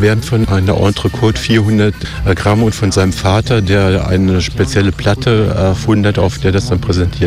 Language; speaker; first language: German; native; German